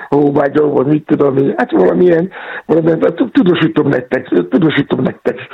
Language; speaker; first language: Hungarian; non-native, fluent; Yoruba